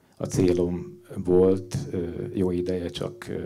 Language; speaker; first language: Hungarian; native; Hungarian